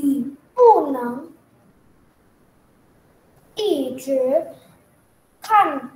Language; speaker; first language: Chinese; non-native, learner; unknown